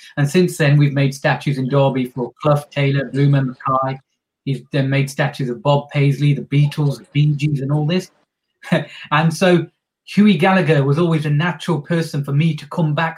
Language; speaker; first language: English; native; English